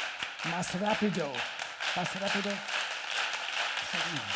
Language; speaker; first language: Spanish; non-native, learner; English